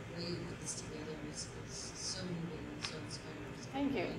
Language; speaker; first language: English; non-native, fluent; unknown